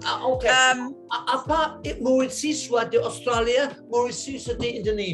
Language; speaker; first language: Indonesian; non-native, learner; English